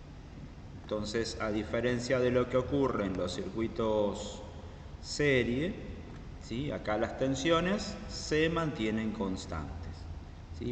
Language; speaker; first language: Spanish; native; Spanish